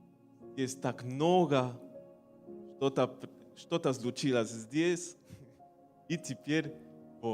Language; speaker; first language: Russian; non-native, learner; Spanish